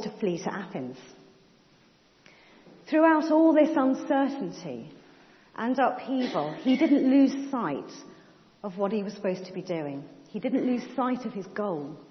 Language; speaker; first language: English; native; English